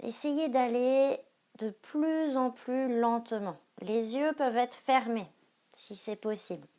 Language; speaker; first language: French; native; French